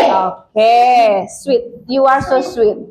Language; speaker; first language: English; non-native, local second language; Indonesian